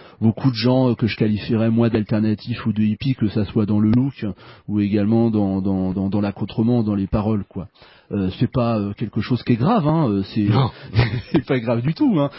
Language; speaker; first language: French; native; French